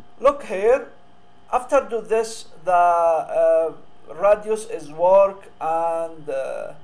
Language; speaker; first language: English; non-native, learner; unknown